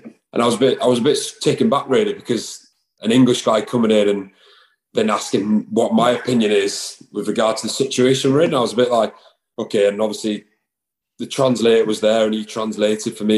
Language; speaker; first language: English; native; English